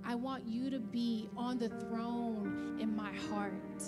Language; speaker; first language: English; native; English